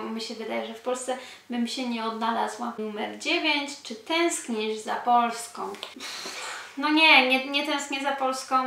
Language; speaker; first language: Polish; early bilingual, heritage; Polish